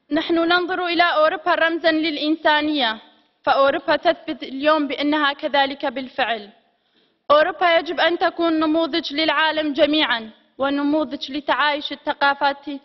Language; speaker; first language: Arabic; non-native, local second language; Kurdish